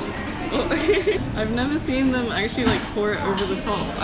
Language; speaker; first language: English; native; English